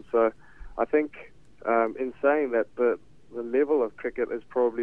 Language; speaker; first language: English; native; English